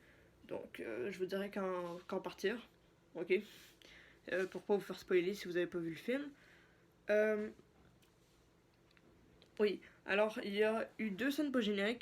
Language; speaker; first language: French; native; French